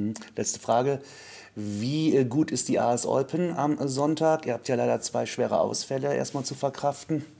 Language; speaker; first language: German; native; German